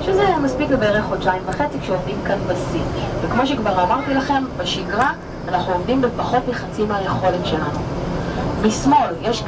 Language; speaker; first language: Hebrew; native; Hebrew